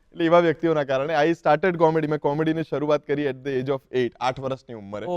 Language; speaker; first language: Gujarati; non-native, local second language; Kachhi